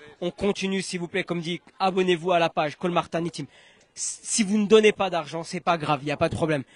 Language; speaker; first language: French; native; French